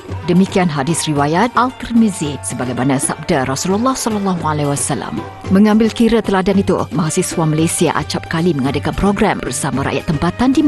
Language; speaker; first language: Malay; native; Malay